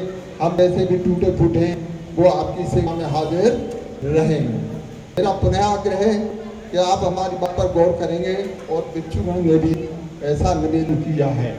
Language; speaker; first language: Hindi; native; Hindi